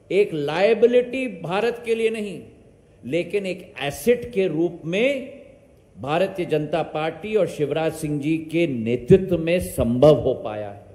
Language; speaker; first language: Hindi; native; Hindi